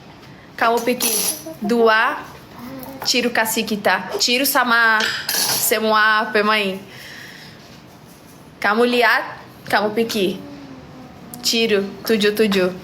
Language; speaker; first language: Indonesian; non-native, learner; Portuguese